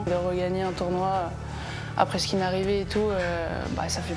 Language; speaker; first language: French; native; French